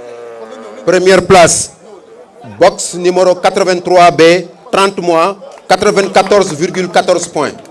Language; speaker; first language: French; non-native, local second language; Wolof